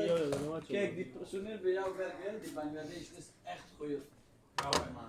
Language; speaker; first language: Dutch; non-native, learner; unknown